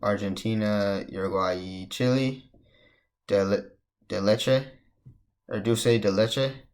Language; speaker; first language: Spanish; non-native, learner; English